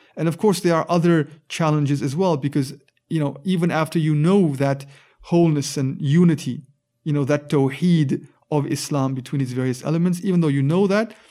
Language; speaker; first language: English; native; English